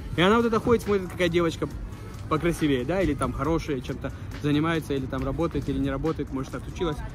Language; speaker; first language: Russian; non-native, fluent; Persian